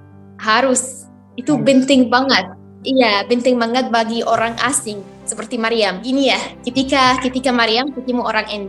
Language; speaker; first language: Indonesian; non-native, fluent; Arabic